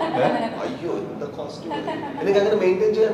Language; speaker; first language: Malayalam; non-native, learner; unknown